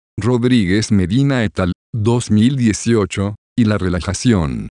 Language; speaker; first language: Spanish; native; Spanish